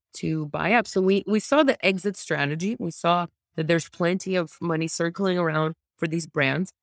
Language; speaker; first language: English; early bilingual, other home language; Russian